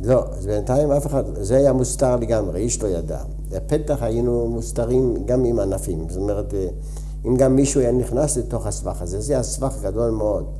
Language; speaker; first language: Hebrew; non-native, fluent; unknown